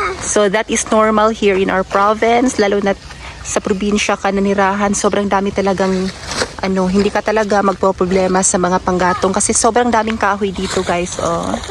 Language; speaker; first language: Filipino; non-native, local second language; Cebuano